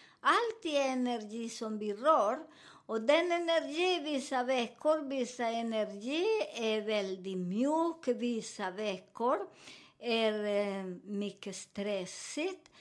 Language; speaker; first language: Swedish; non-native, fluent; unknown